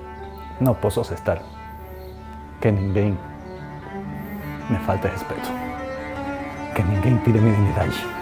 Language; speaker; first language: Portuguese; non-native, fluent; Spanish